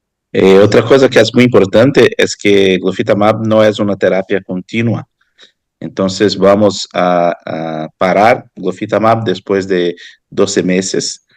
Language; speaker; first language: Spanish; non-native, fluent; Portuguese